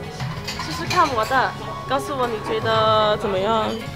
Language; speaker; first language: Chinese; non-native, learner; English